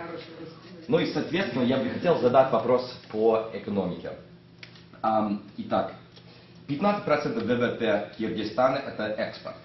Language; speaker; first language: Russian; non-native, fluent; English